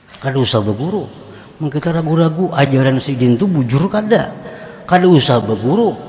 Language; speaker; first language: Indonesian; non-native, local second language; Banjar